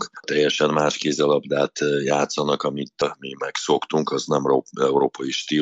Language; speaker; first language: Hungarian; non-native, fluent; Russian